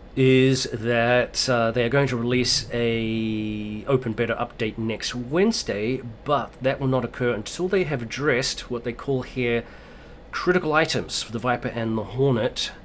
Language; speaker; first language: English; native; English